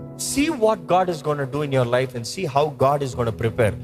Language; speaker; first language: English; non-native, local second language; Telugu